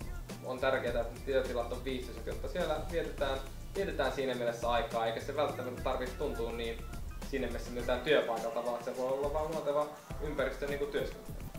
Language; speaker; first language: Finnish; native; Finnish